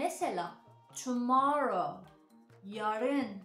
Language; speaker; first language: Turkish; non-native, learner; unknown